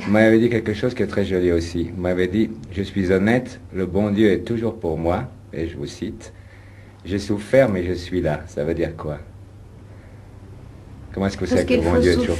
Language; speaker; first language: French; native; French